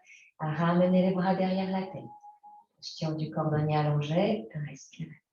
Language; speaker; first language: French; native; French